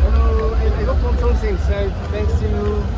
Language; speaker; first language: English; non-native, learner; French